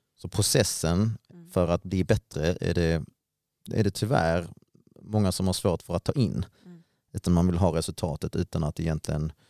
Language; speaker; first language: Swedish; native; Swedish